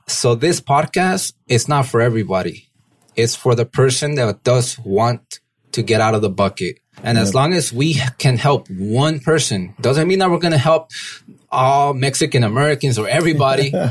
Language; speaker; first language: English; early bilingual, other home language; Spanish